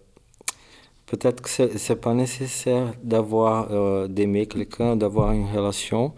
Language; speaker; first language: French; non-native, learner; Portuguese